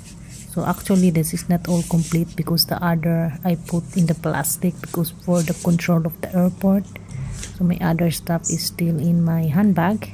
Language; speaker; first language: English; non-native, local second language; Filipino